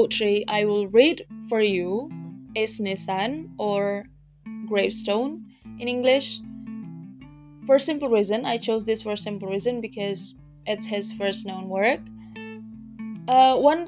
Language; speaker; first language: English; non-native, fluent; Indonesian